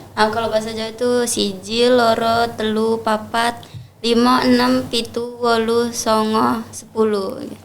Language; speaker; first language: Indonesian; non-native, local second language; Javanese